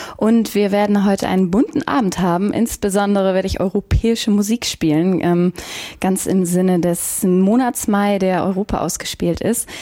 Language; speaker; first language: German; native; German